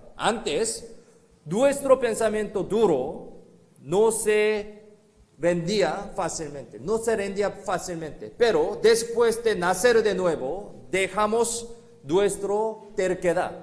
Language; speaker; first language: Spanish; non-native, learner; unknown